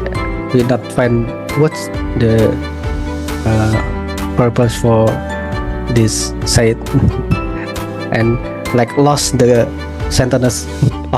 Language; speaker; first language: English; non-native, learner; Indonesian